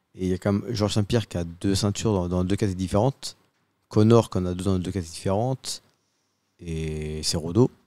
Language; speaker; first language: French; native; French